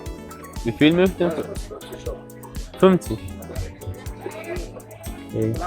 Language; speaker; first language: German; non-native, learner; Spanish